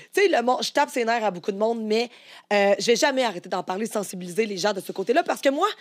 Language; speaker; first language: French; native; French